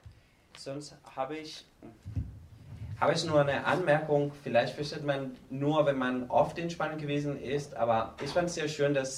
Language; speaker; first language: German; non-native, learner; Spanish